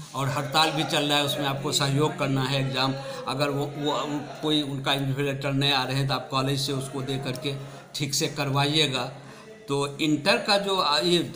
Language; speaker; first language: Hindi; native; Hindi